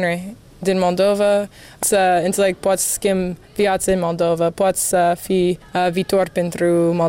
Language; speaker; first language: Romanian; non-native, learner; English